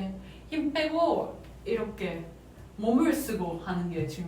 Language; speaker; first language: Korean; non-native, fluent; Japanese